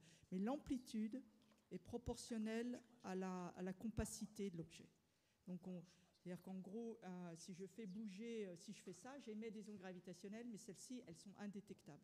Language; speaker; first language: French; native; French